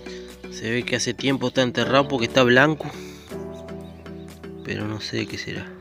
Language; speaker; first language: Spanish; native; Spanish